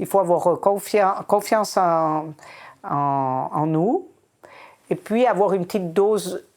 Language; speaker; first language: French; native; French